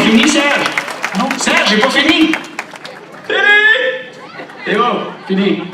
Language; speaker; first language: French; native; French